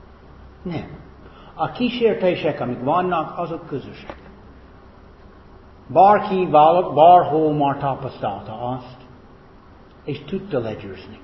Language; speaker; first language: Hungarian; non-native, fluent; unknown